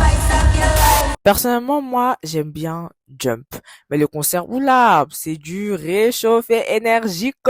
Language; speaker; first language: French; native; French